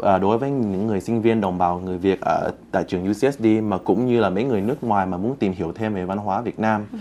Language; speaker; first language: Vietnamese; early bilingual, heritage; Vietnamese